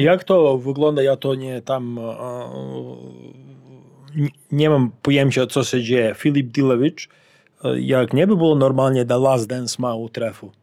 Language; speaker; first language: Polish; non-native, fluent; Serbian